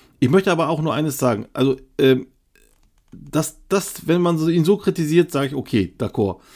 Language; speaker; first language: German; early bilingual, other home language; Turkish